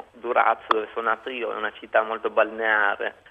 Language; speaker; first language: Italian; early bilingual, other home language; Albanian